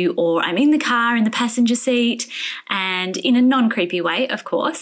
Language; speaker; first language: English; native; English